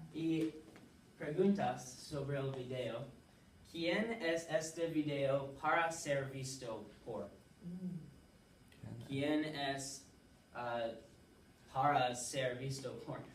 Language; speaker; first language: Spanish; non-native, learner; English